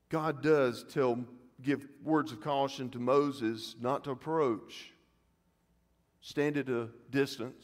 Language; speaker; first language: English; native; English